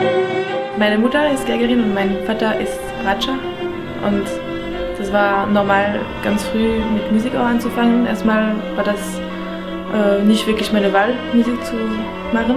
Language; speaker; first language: German; non-native, local second language; French